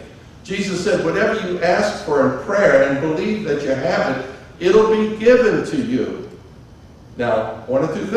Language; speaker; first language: English; native; English